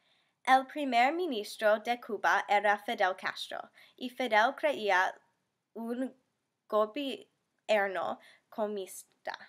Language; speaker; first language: Spanish; non-native, learner; English